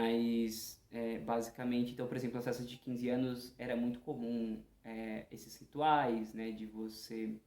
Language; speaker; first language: Portuguese; native; Portuguese